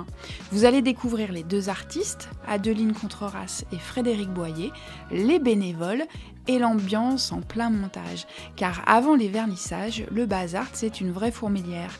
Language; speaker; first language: French; native; French